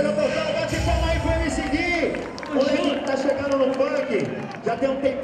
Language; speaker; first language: Portuguese; native; Portuguese